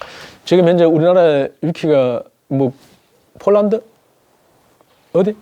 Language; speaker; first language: Korean; native; Korean